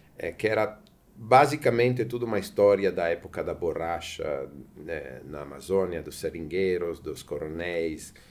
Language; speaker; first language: Portuguese; non-native, fluent; Italian